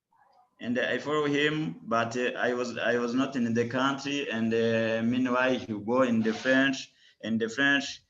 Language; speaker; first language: English; non-native, learner; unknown